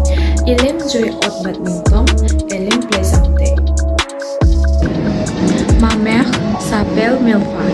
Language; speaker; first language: French; non-native, learner; Indonesian